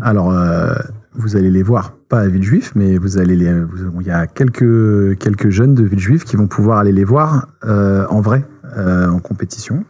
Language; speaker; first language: French; native; French